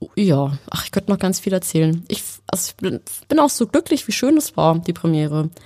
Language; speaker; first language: German; native; German